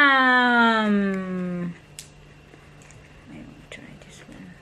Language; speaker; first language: English; non-native, learner; Indonesian